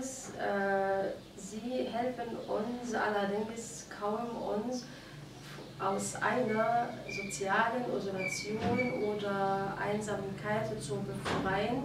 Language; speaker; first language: German; non-native, fluent; Arabic